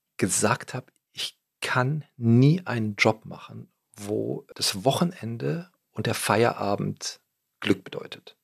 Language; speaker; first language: German; native; German